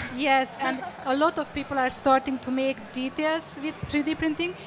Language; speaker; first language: English; non-native, fluent; Hungarian